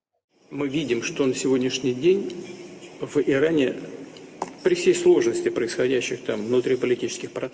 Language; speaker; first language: Russian; native; Russian